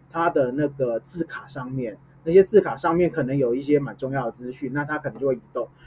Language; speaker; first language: Chinese; native; Chinese